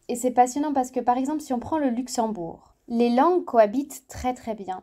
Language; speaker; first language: French; native; French